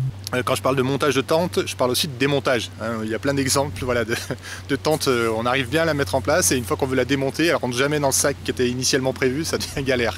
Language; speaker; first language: French; native; French